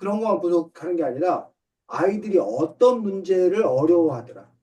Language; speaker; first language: Korean; native; Korean